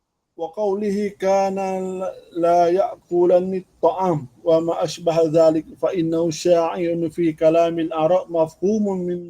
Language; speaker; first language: Arabic; non-native, fluent; Malay